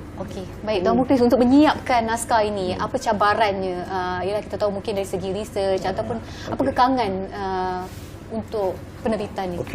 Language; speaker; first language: Malay; native; Malay